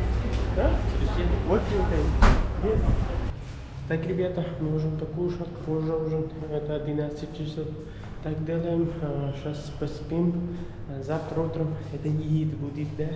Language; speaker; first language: Russian; non-native, learner; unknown